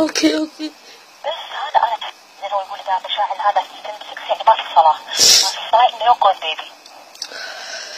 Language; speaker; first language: Arabic; non-native, learner; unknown